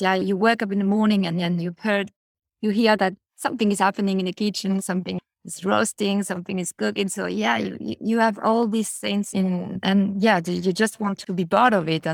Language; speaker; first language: English; non-native, fluent; French